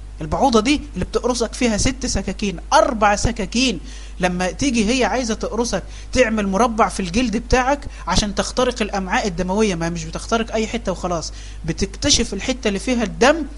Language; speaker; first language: Arabic; native; Arabic